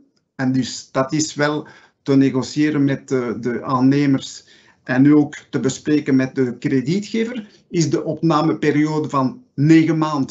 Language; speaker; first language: Dutch; non-native, local second language; French